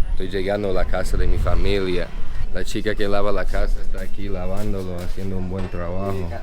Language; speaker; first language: Spanish; non-native, learner; English